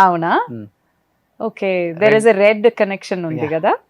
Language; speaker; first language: Telugu; non-native, learner; Malayalam